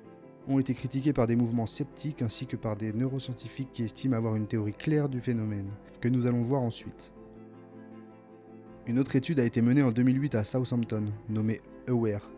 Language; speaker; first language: French; native; French